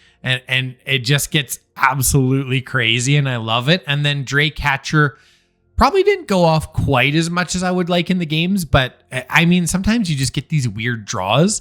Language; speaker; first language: English; native; English